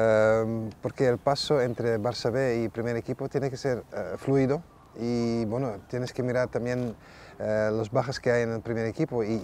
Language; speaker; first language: Spanish; non-native, fluent; Dutch